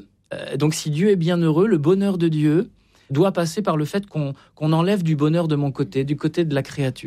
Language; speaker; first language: French; native; French